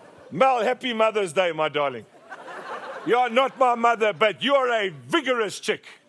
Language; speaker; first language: English; native; English